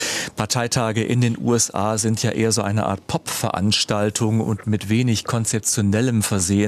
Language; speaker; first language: German; native; German